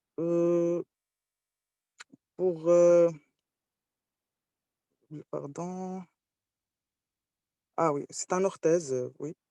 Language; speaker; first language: French; non-native, local second language; Arabic